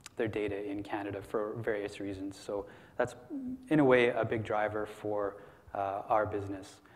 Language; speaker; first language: English; native; English